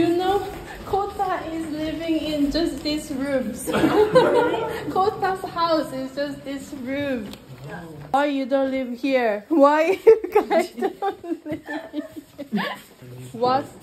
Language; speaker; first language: English; non-native, learner; Korean